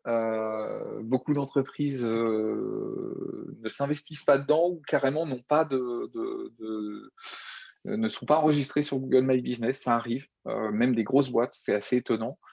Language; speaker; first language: French; native; French